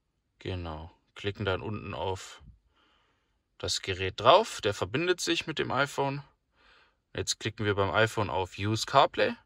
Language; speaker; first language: German; native; German